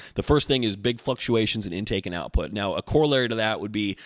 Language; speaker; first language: English; native; English